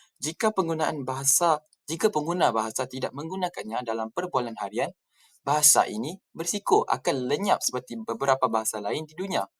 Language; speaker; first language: Malay; native; Malay